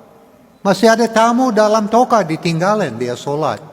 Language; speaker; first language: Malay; non-native, learner; English